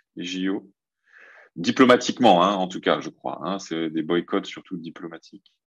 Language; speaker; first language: French; native; French